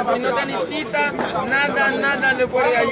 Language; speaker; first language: Spanish; non-native, learner; Haitian Creole